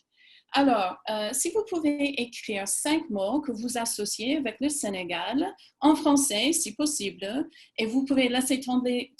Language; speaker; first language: French; non-native, fluent; English